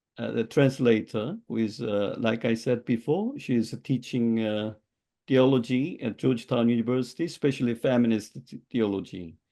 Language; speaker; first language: English; non-native, learner; Korean